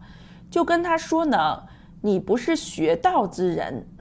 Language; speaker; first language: Chinese; native; Chinese